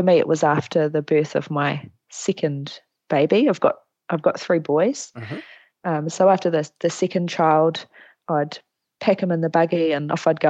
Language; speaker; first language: English; native; English